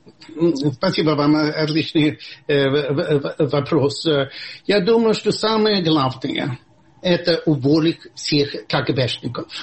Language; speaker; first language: Russian; non-native, fluent; Swedish